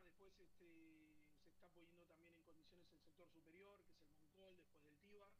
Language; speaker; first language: Spanish; native; Spanish